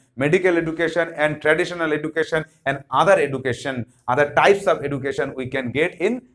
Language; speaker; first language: English; non-native, local second language; Bangla